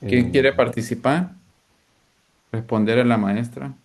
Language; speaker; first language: Spanish; native; Spanish